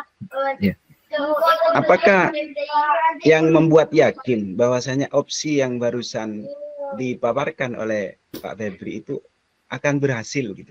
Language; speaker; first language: Indonesian; non-native, local second language; Javanese